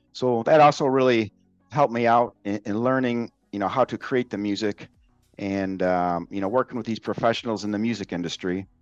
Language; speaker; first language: English; native; English